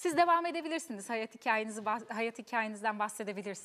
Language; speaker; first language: Turkish; native; Turkish